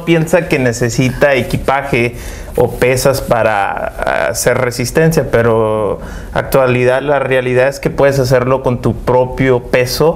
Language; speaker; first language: Spanish; early bilingual, heritage; Spanish